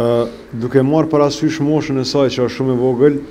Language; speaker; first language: Albanian; native; Albanian